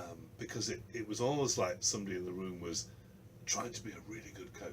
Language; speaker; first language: English; native; English